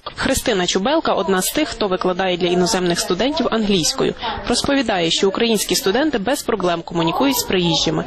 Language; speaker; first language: Ukrainian; native; Ukrainian